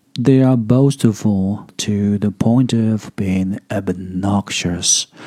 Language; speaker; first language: English; non-native, fluent; Chinese